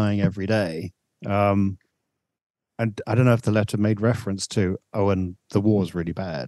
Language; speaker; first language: English; native; English